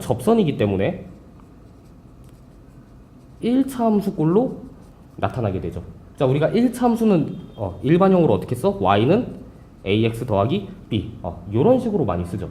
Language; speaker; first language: Korean; native; Korean